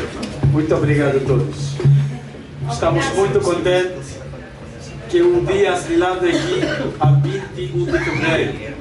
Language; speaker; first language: Portuguese; non-native, learner; Bangla